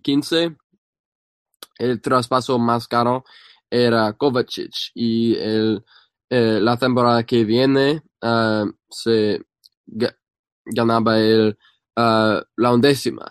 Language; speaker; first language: Spanish; non-native, fluent; English